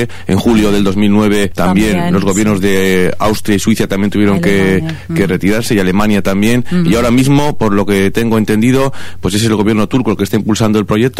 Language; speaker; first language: Spanish; native; Spanish